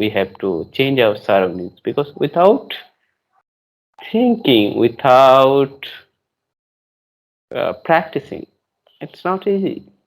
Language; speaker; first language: English; non-native, learner; Bangla